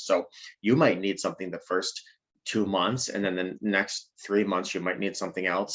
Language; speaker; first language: English; native; English